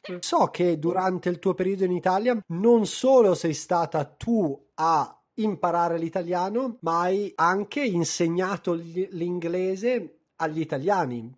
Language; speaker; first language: Italian; native; Italian